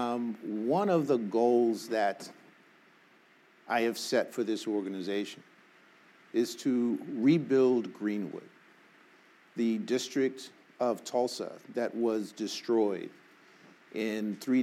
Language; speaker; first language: English; native; English